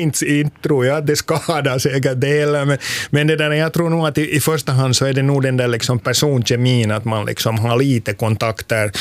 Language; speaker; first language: Swedish; native; Swedish